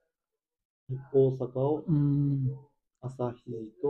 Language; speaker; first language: Japanese; native; Japanese